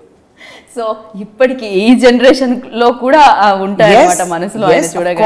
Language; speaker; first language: Telugu; native; Telugu